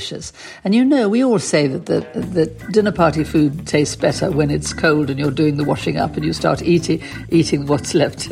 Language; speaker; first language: English; native; English